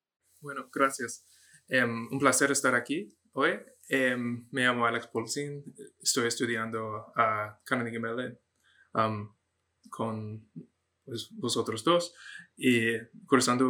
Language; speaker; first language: Spanish; non-native, fluent; English